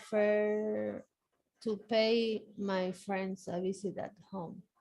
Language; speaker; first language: English; non-native, learner; Spanish